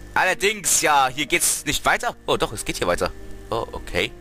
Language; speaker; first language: German; native; German